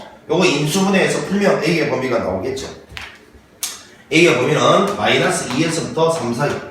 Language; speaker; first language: Korean; native; Korean